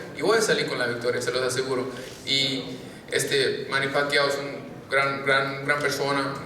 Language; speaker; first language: Spanish; early bilingual, heritage; Spanish